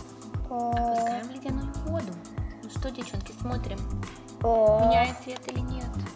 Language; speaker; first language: Russian; native; Russian